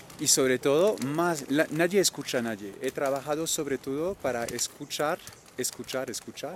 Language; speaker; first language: Spanish; non-native, fluent; French